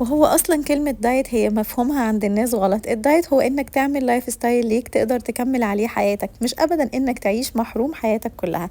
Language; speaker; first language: Arabic; native; Arabic